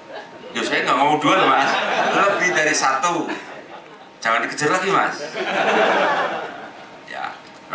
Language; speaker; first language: Indonesian; native; Indonesian